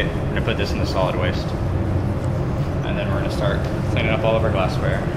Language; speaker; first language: English; native; English